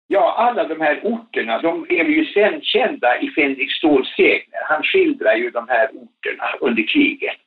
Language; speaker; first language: Swedish; native; Swedish